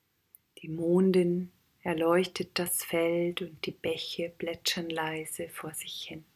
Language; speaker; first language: German; native; German